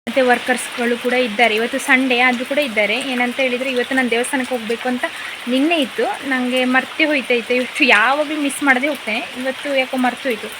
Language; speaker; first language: Kannada; non-native, local second language; Konkani